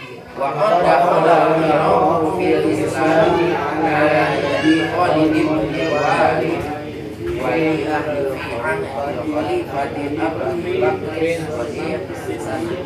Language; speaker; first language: Arabic; non-native, learner; Indonesian